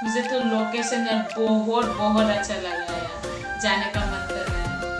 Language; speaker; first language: Hindi; non-native, local second language; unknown